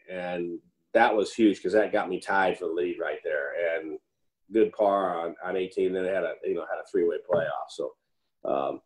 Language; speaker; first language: English; native; English